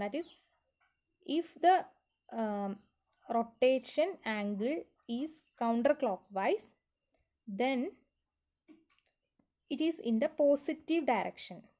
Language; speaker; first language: English; non-native, local second language; Malayalam